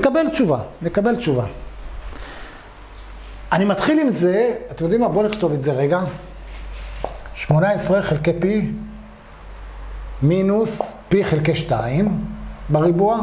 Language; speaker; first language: Hebrew; native; Hebrew